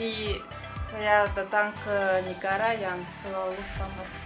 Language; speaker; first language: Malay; non-native, learner; Russian